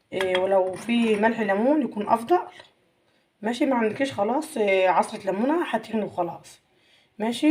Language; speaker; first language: Arabic; native; Arabic